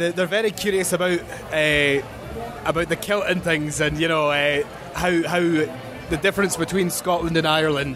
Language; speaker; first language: English; native; English